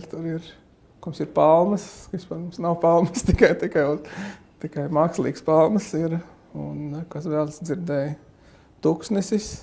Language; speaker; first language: Latvian; non-native, fluent; Arabic